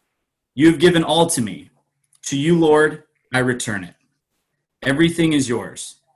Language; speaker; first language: English; native; English